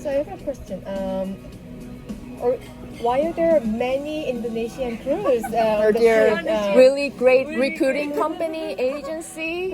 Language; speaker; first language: English; non-native, learner; Korean